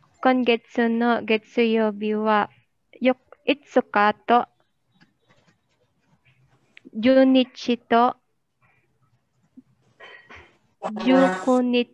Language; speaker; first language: Japanese; non-native, learner; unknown